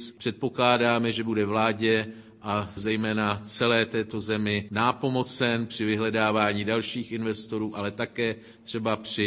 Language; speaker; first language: Czech; native; Czech